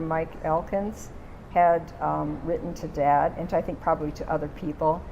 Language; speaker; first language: English; native; English